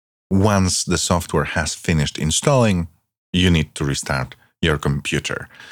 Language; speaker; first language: English; non-native, fluent; Polish